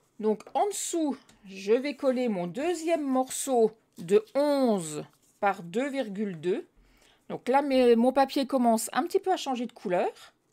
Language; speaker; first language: French; native; French